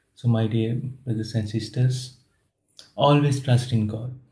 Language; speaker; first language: English; non-native, local second language; Sinhala